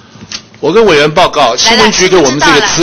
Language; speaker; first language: Chinese; native; Chinese